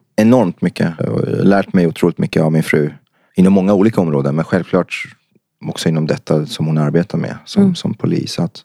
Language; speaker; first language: Swedish; early bilingual, other home language; Persian